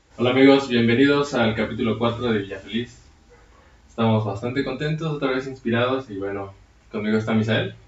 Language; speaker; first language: Spanish; native; Spanish